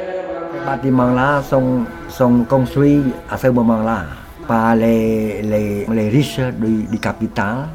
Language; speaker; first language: French; non-native, local second language; Khmer